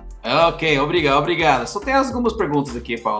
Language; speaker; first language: Portuguese; non-native, learner; English